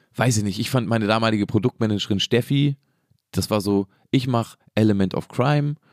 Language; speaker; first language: German; native; German